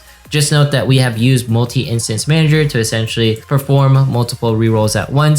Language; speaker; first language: English; native; English